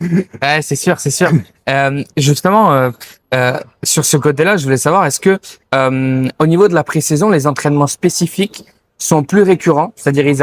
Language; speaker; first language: French; native; French